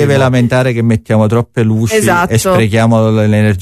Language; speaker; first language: Italian; native; Italian